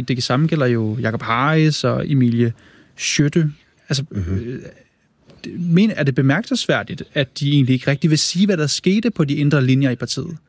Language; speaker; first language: Danish; native; Danish